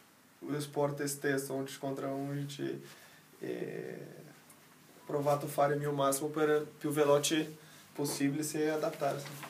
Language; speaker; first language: Italian; non-native, learner; Portuguese